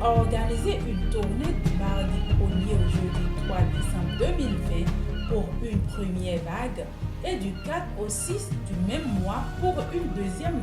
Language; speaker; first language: French; native; French